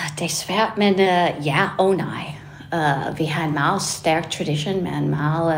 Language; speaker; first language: Danish; non-native, fluent; English